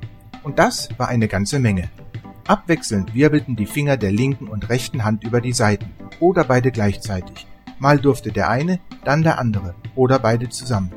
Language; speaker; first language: German; native; German